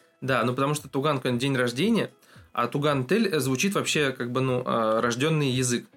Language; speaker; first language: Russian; native; Russian